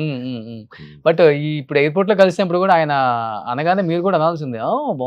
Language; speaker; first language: Telugu; native; Telugu